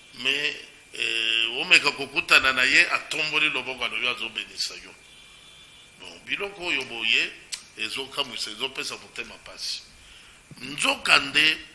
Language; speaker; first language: Lingala; non-native, local second language; Luba-Lulua